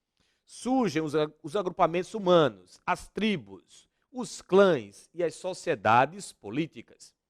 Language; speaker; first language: Portuguese; native; Portuguese